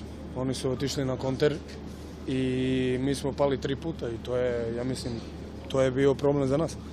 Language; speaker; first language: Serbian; early bilingual, heritage; German